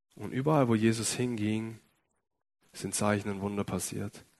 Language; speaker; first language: German; native; German